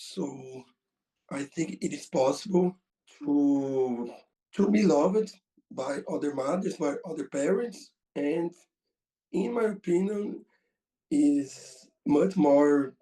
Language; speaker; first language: English; non-native, learner; Portuguese